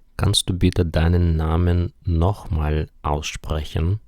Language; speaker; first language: German; non-native, fluent; Ukrainian